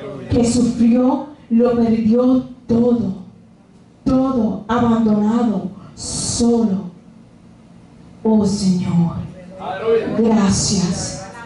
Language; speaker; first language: Spanish; early bilingual, other home language; English